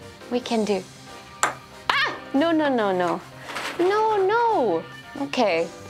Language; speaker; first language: English; native; English